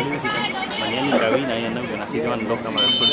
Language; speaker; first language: Spanish; native; Spanish